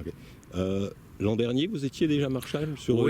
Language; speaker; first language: French; native; French